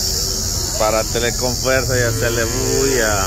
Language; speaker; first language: Spanish; native; Spanish